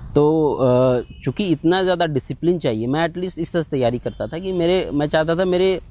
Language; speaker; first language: Hindi; native; Hindi